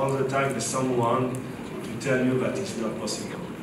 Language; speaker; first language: English; non-native, fluent; French